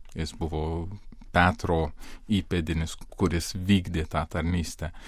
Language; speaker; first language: Lithuanian; early bilingual, heritage; Lithuanian